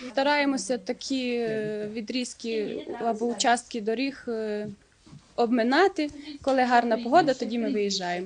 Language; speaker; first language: Ukrainian; native; Ukrainian